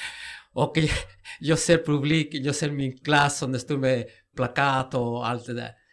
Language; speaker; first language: Swedish; non-native, fluent; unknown